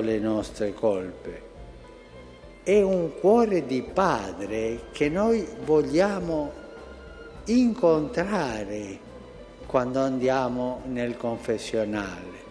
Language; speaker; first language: Italian; early bilingual, heritage; Spanish